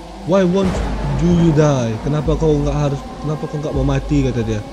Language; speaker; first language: English; non-native, learner; Indonesian